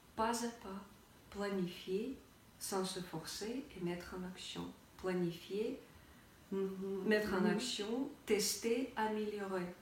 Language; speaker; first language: French; non-native, fluent; Russian